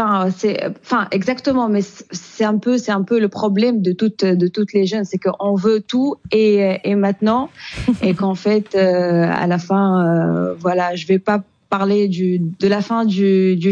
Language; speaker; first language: French; non-native, local second language; Arabic